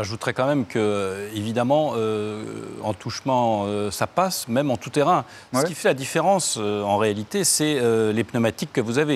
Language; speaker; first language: French; native; French